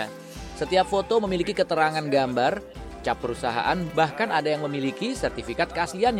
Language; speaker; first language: Indonesian; native; Indonesian